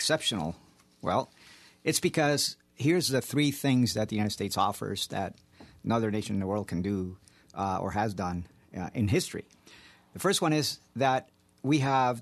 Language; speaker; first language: English; early bilingual, other home language; Spanish